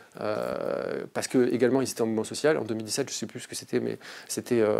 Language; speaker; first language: French; native; French